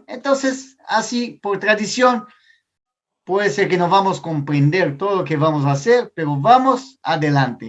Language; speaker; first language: Spanish; non-native, fluent; Portuguese